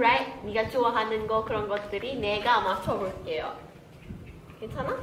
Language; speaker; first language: Korean; non-native, learner; Malay